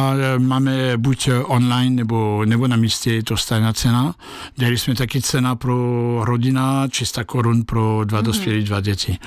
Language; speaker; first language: Czech; non-native, fluent; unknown